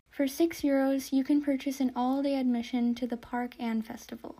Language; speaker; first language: English; native; English